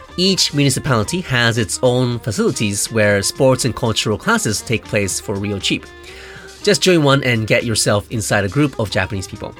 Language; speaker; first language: English; non-native, fluent; Japanese